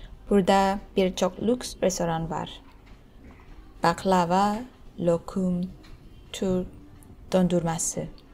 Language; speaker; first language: Turkish; non-native, learner; Thai